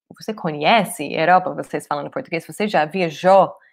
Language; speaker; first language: Portuguese; non-native, fluent; English